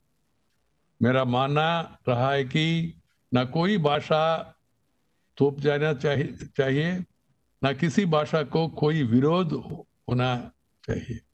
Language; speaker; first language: Hindi; non-native, local second language; Telugu